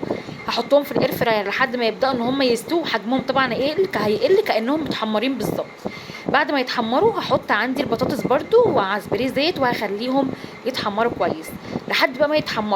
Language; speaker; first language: Arabic; native; Arabic